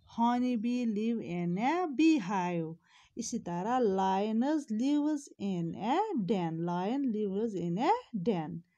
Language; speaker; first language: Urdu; non-native, local second language; Kashmiri